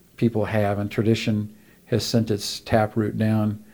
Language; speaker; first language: English; native; English